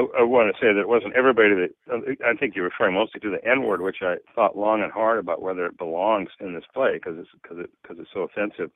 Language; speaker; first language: English; native; English